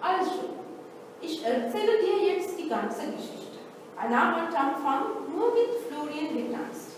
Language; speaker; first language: German; non-native, fluent; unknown